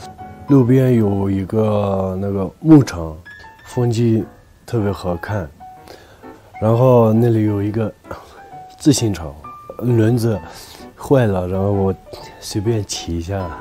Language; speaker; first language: Chinese; non-native, local second language; Tibetan